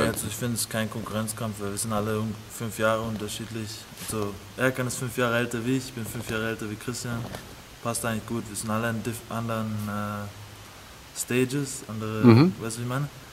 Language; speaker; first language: German; early bilingual, other home language; English